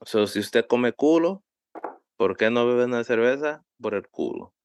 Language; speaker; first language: Spanish; early bilingual, heritage; Spanish